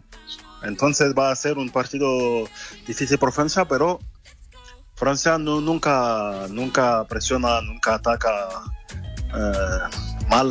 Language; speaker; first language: Spanish; non-native, learner; French